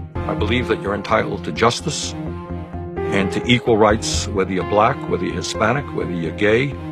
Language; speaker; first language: English; native; English